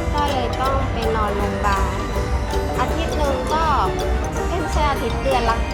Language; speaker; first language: Thai; native; Thai